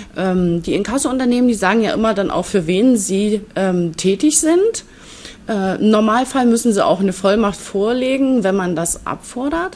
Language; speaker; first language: German; native; German